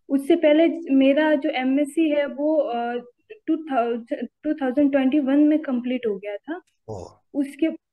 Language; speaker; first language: Hindi; native; Hindi